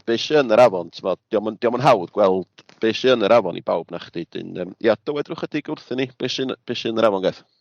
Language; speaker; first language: Welsh; native; Welsh